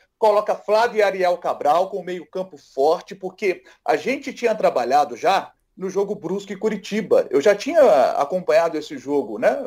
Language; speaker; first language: Portuguese; native; Portuguese